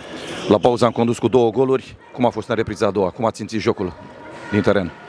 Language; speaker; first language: Romanian; native; Romanian